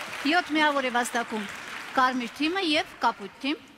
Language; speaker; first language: Armenian; native; Armenian